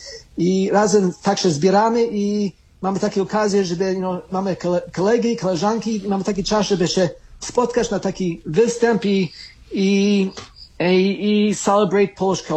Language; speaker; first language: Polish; early bilingual, heritage; Polish